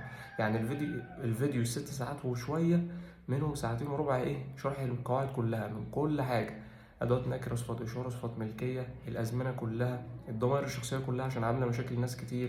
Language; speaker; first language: Arabic; native; Arabic